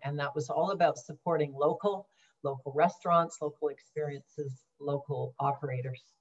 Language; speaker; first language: English; native; English